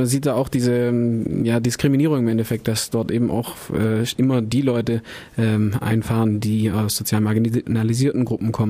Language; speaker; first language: German; native; German